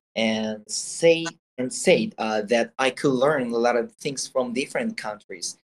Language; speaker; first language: English; non-native, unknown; Japanese